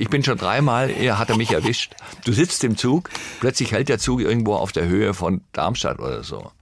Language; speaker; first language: German; native; German